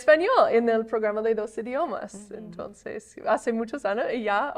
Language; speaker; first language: Spanish; non-native, fluent; English